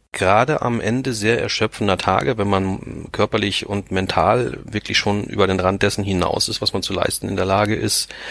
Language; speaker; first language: German; native; German